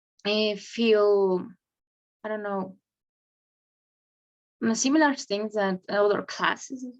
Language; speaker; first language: English; non-native, learner; Spanish